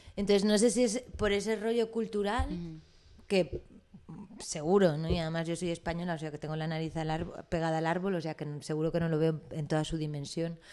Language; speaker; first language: Spanish; native; Spanish